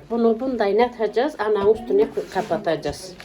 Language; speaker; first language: Turkish; native; Turkish